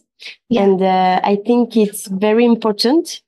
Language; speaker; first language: English; non-native, local second language; French